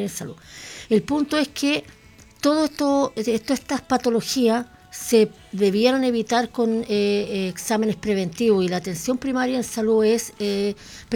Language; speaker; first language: Spanish; native; Spanish